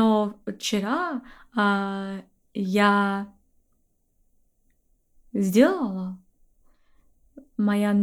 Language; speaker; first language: Russian; non-native, learner; English